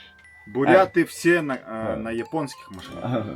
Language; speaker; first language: Russian; native; Russian